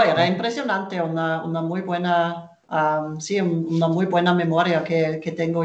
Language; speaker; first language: Spanish; non-native, fluent; German